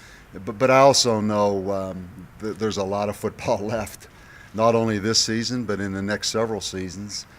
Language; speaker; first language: English; native; English